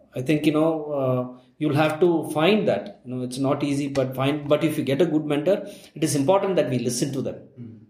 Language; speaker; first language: English; non-native, local second language; Tamil